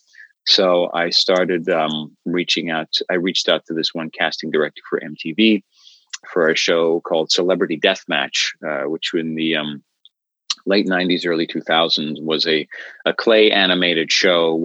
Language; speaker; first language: English; native; English